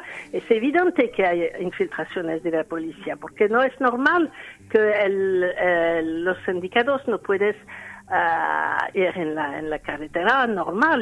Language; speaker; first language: Spanish; non-native, learner; French